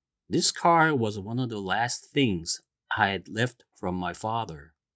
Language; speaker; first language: English; non-native, fluent; Korean